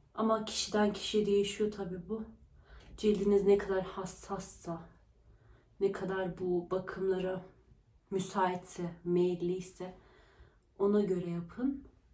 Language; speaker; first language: Turkish; early bilingual, heritage; Turkish